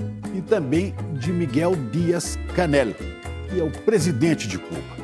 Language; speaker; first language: Portuguese; native; Portuguese